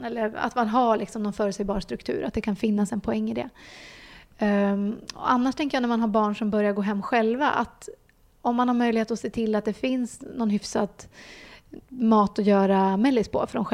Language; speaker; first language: Swedish; native; Swedish